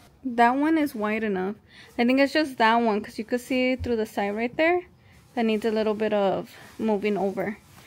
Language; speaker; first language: English; early bilingual, other home language; Spanish